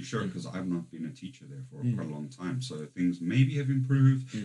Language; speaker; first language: English; native; English